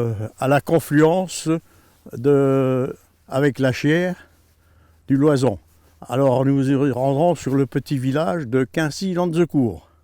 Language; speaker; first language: French; native; French